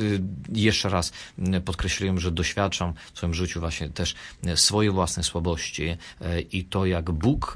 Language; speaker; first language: Polish; non-native, fluent; Russian